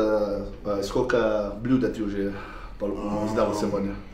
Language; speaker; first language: Russian; non-native, learner; Portuguese